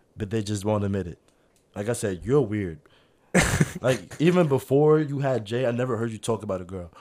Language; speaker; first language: English; native; English